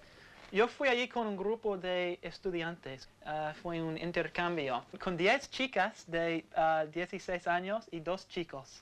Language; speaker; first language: Spanish; non-native, learner; English